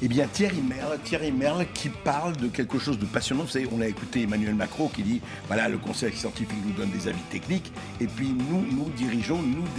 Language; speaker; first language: French; native; French